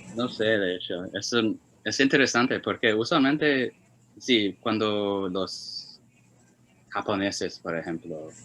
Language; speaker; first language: Spanish; non-native, fluent; Chinese